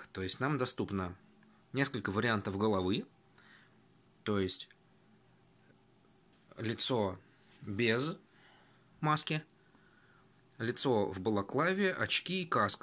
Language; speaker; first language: Russian; native; Russian